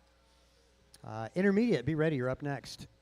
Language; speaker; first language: English; native; English